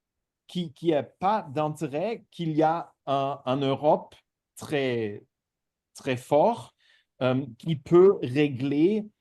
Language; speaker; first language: French; non-native, fluent; German